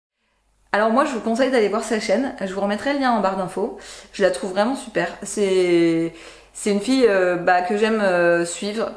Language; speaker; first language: French; native; French